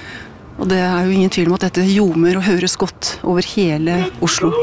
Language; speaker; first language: Norwegian; native; Norwegian